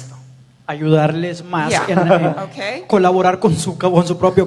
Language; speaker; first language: Spanish; native; Spanish